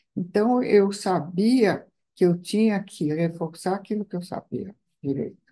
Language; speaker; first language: Portuguese; non-native, fluent; Italian